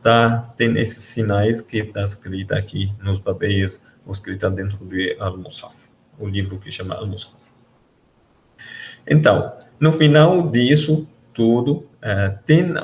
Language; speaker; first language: Portuguese; non-native, learner; Arabic